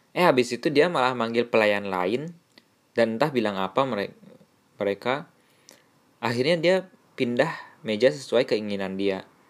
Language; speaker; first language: Indonesian; native; Indonesian